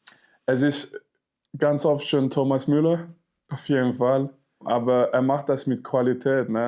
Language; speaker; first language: German; non-native, fluent; French